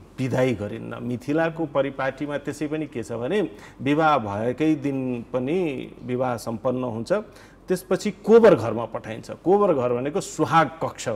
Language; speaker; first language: Nepali; non-native, local second language; Maithili